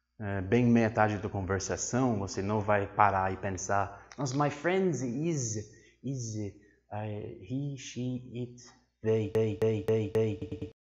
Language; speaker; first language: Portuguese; non-native, fluent; English